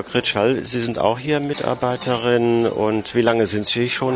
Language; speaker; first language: German; native; German